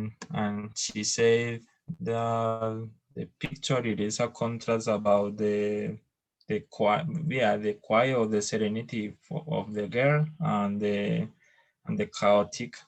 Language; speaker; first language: English; non-native, learner; Spanish